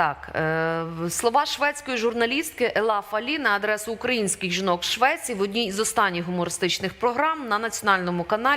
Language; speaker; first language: Ukrainian; native; Ukrainian